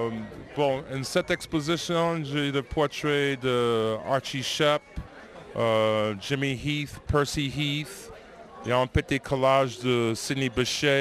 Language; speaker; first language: French; non-native, fluent; English